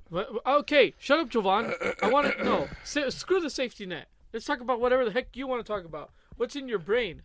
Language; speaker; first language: English; native; English